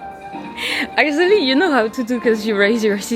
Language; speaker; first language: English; non-native, learner; French